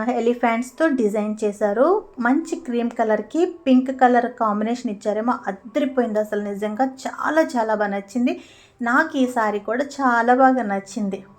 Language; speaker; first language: Telugu; native; Telugu